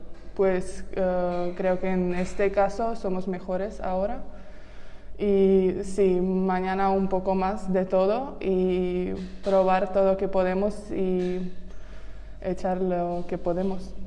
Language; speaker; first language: Spanish; non-native, learner; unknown